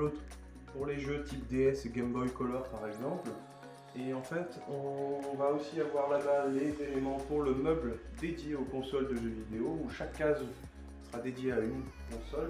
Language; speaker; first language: French; native; French